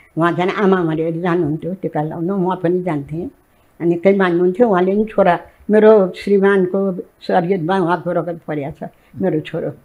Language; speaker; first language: Nepali; native; Nepali